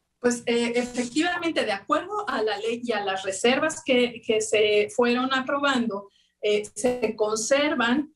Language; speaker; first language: Spanish; native; Spanish